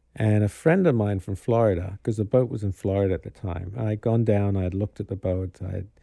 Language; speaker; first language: English; native; English